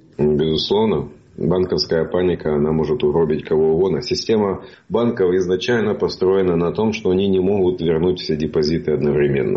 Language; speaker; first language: Russian; native; Russian